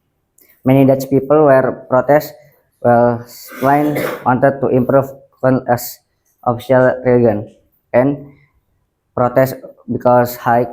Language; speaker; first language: English; non-native, learner; Indonesian